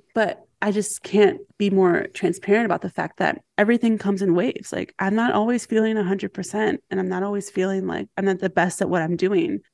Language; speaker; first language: English; native; English